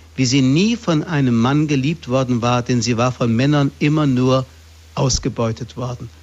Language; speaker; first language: German; native; German